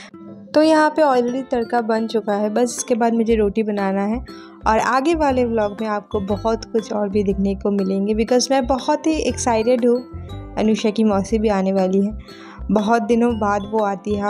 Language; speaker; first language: Hindi; non-native, local second language; Bangla